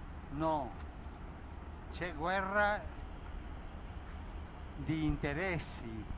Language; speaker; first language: Italian; early bilingual, heritage; Spanish